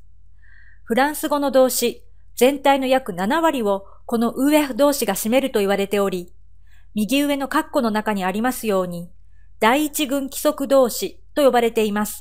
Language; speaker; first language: Japanese; native; Japanese